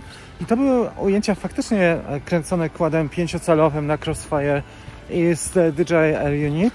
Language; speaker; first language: Polish; native; Polish